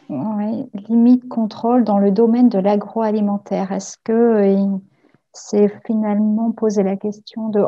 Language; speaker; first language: French; native; French